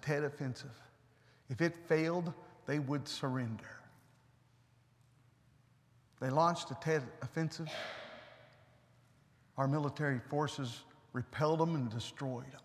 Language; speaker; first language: English; native; English